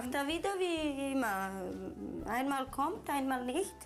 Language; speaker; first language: German; non-native, learner; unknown